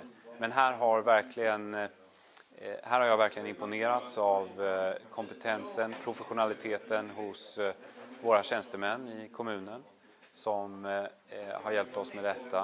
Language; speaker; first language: Swedish; native; Swedish